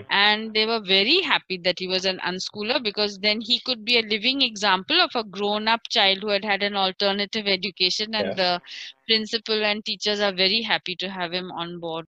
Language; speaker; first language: English; non-native, local second language; Marathi